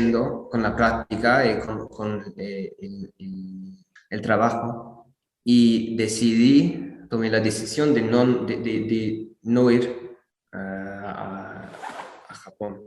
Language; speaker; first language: Spanish; non-native, learner; English